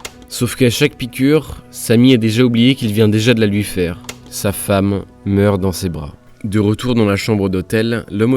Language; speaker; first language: French; native; French